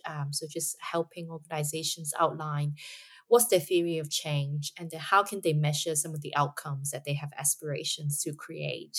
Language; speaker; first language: English; non-native, local second language; Cantonese